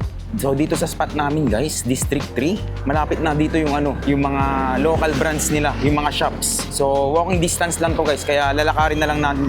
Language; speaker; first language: Filipino; native; Filipino